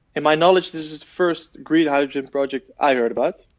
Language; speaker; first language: English; non-native, fluent; Dutch